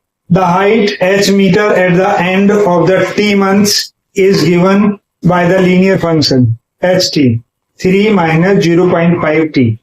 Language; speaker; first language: Hindi; native; Hindi